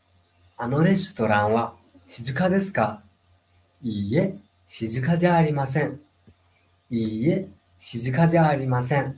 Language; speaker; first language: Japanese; non-native, fluent; Nepali